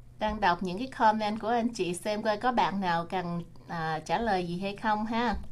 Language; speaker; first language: Vietnamese; early bilingual, heritage; Vietnamese